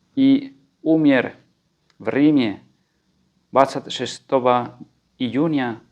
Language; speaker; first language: Russian; non-native, fluent; Spanish